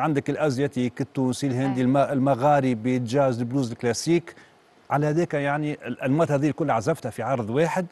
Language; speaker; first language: Arabic; native; Arabic